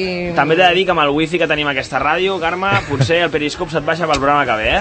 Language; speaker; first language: Catalan; native; Catalan